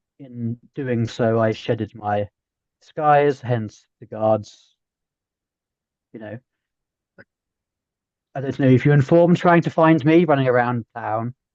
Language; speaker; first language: English; native; English